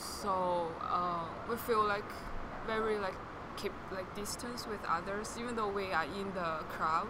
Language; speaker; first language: English; non-native, fluent; Chinese